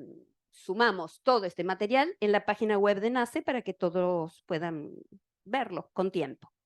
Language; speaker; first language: Spanish; native; Spanish